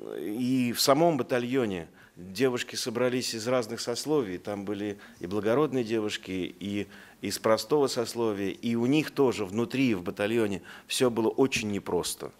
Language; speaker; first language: Russian; native; Russian